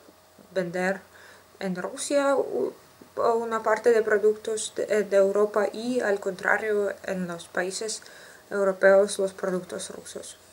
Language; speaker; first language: Spanish; non-native, learner; Russian